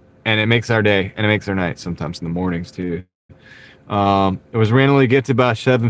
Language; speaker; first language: English; native; English